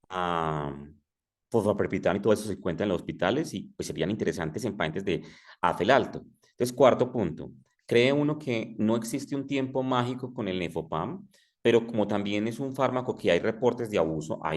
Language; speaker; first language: Spanish; native; Spanish